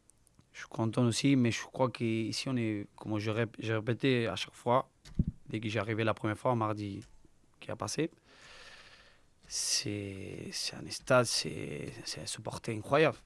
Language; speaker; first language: French; non-native, learner; Spanish